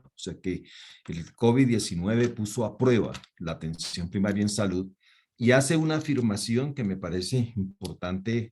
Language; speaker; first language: Spanish; native; Spanish